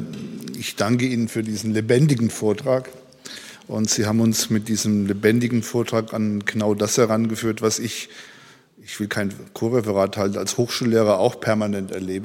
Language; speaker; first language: German; native; German